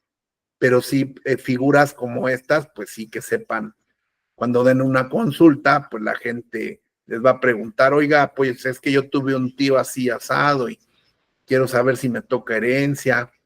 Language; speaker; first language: Spanish; native; Spanish